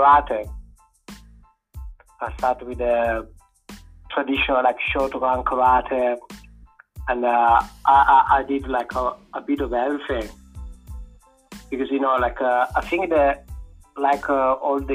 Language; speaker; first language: English; non-native, fluent; Italian